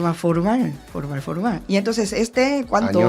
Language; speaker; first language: Spanish; non-native, learner; Korean